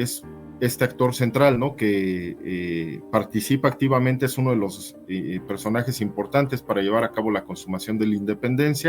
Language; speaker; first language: Spanish; native; Spanish